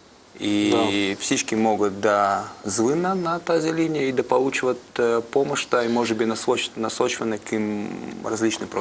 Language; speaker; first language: Bulgarian; non-native, fluent; Russian